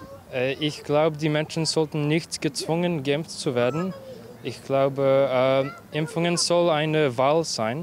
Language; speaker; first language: German; non-native, fluent; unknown